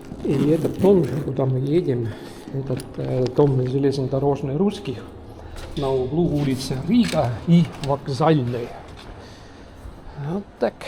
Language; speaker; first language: Russian; non-native, local second language; Estonian